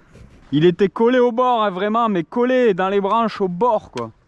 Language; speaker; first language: French; native; French